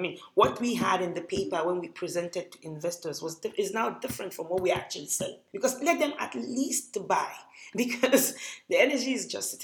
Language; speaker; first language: English; non-native, local second language; Hausa